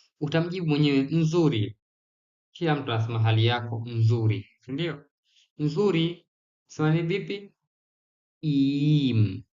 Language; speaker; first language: Swahili; native; Swahili